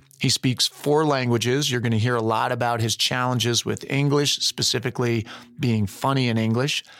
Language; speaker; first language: English; native; English